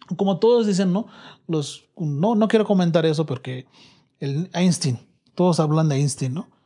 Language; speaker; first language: Spanish; non-native, learner; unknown